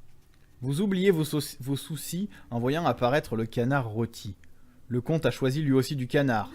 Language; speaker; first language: French; native; French